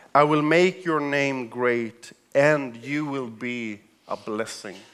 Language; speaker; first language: English; non-native, fluent; Swedish